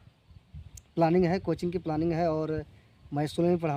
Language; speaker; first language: Hindi; native; Hindi